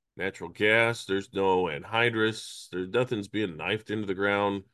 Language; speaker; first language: English; native; English